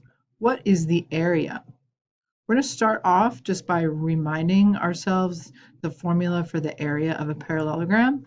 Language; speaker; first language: English; native; English